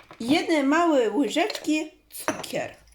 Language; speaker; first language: Polish; non-native, learner; Chinese